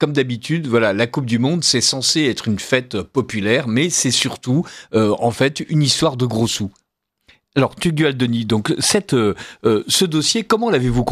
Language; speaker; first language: French; native; French